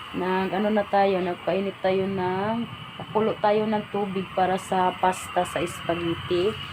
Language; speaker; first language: Filipino; native; Filipino